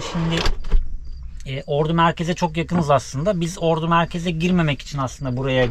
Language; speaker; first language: Turkish; native; Turkish